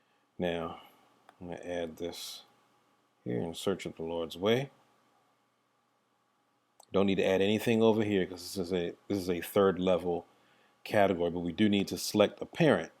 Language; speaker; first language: English; native; English